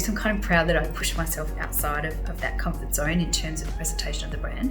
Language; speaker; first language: English; native; English